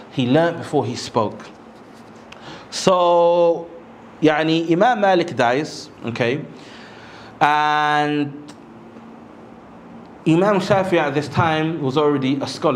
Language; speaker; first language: English; native; English